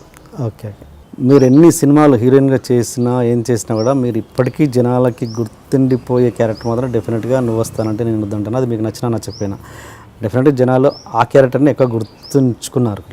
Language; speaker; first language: Telugu; native; Telugu